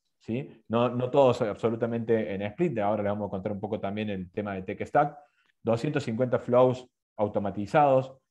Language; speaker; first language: Spanish; native; Spanish